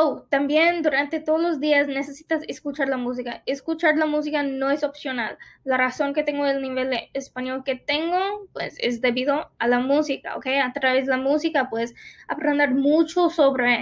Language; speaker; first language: Spanish; non-native, fluent; English